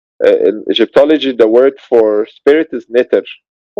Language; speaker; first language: English; non-native, fluent; Arabic